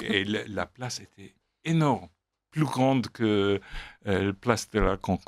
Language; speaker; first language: French; non-native, fluent; English